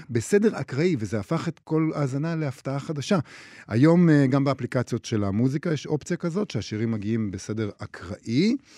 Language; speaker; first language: Hebrew; native; Hebrew